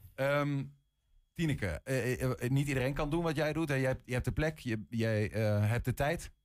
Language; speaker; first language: Dutch; native; Dutch